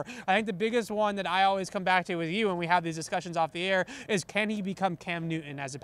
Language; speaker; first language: English; native; English